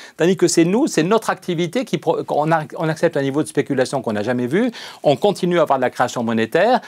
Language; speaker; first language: French; native; French